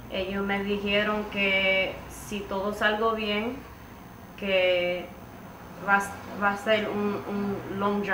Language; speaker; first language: Spanish; early bilingual, heritage; Spanish